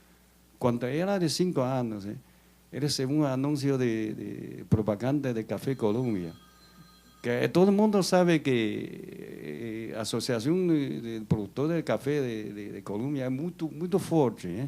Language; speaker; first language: Portuguese; non-native, learner; Chinese